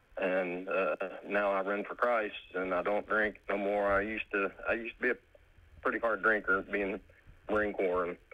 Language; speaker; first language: English; native; English